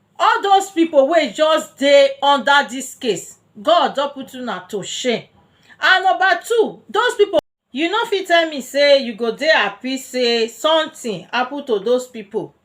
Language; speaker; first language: Nigerian Pidgin; non-native, local second language; Bini